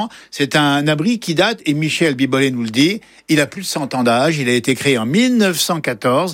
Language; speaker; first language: French; native; French